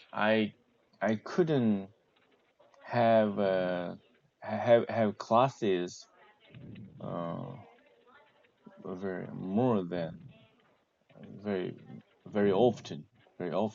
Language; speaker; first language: English; non-native, learner; Korean